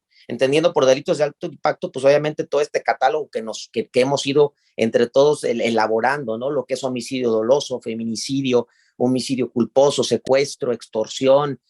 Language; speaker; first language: Spanish; native; Spanish